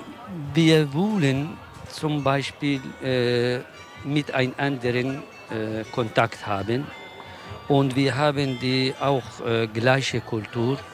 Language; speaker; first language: German; non-native, learner; Kurdish